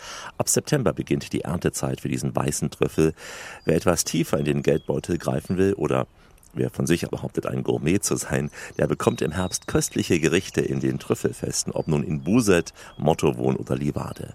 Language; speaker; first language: German; native; German